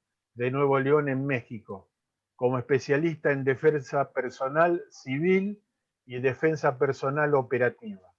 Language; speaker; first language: Spanish; native; Spanish